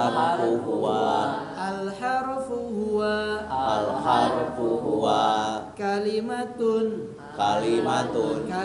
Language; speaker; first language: Arabic; non-native, learner; Indonesian